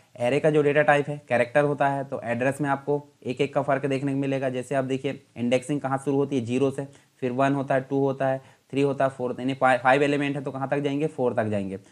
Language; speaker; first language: Hindi; native; Hindi